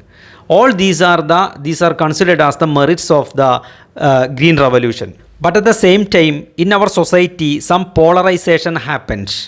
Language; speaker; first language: English; non-native, local second language; Malayalam